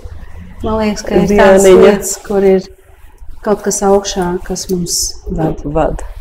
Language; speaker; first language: Latvian; early bilingual, heritage; Latvian